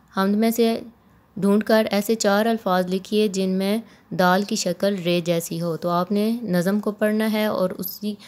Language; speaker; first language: Urdu; non-native, local second language; Punjabi